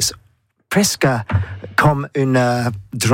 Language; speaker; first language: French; non-native, learner; English